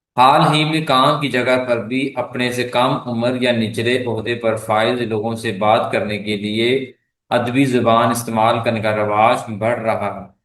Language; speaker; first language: Urdu; native; Urdu